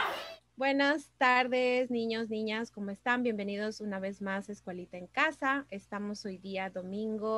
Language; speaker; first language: Spanish; native; Spanish